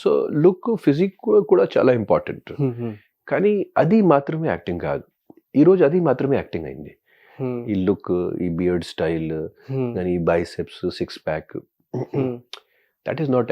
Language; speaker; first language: Telugu; non-native, local second language; Hindi